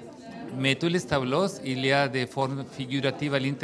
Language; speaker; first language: French; non-native, learner; Spanish